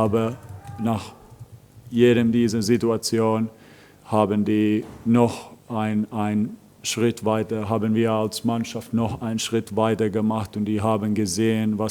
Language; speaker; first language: German; non-native, fluent; Finnish